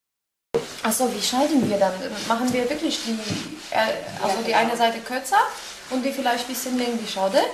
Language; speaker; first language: German; non-native, fluent; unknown